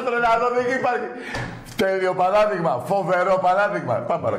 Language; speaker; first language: Greek; native; Greek